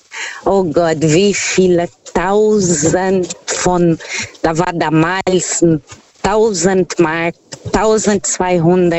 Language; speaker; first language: German; non-native, fluent; Portuguese